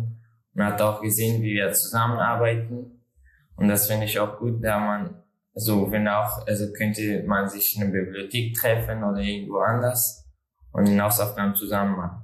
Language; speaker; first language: German; non-native, learner; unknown